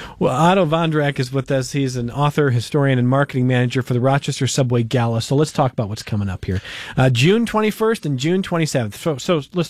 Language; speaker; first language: English; native; English